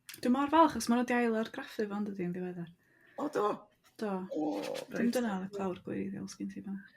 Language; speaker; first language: Welsh; native; Welsh